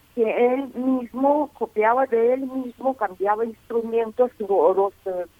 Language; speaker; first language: Spanish; non-native, fluent; Russian